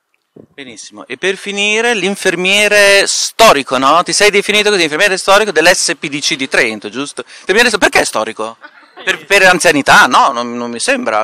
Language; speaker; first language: Italian; native; Italian